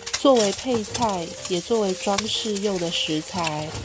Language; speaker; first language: Chinese; native; Chinese